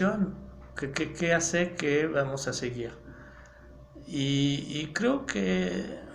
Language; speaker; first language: Spanish; non-native, fluent; French